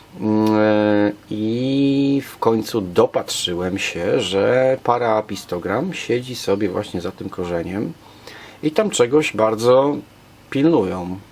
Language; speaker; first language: Polish; native; Polish